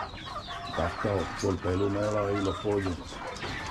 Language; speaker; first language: Spanish; non-native, fluent; English